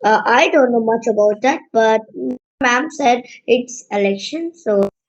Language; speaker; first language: English; non-native, learner; Hindi